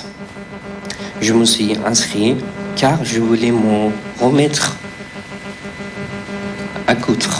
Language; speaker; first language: French; non-native, fluent; Persian